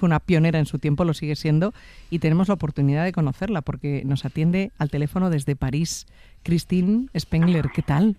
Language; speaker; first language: Spanish; native; Spanish